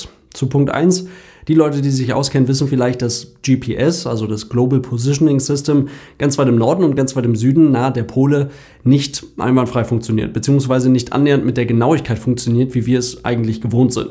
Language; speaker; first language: German; native; German